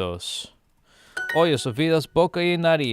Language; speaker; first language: Portuguese; non-native, learner; English